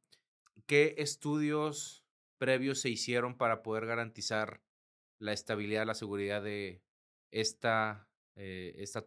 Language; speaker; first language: Spanish; native; Spanish